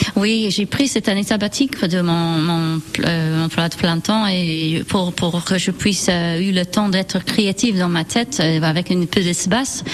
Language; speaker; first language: French; non-native, learner; English